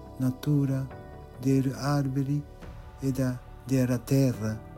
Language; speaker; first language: Italian; non-native, fluent; Japanese